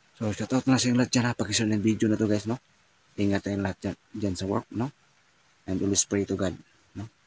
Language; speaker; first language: Filipino; non-native, local second language; Cebuano